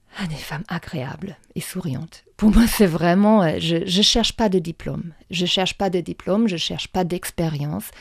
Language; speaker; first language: French; non-native, fluent; German